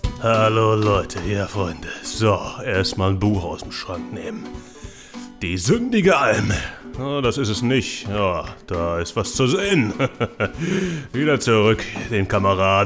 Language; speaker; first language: German; native; German